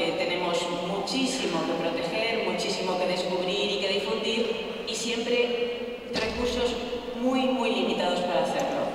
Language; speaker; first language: Spanish; native; Spanish